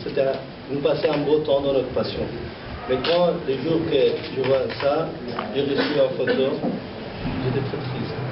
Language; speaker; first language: French; non-native, learner; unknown